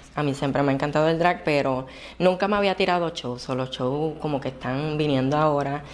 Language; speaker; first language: Spanish; native; Spanish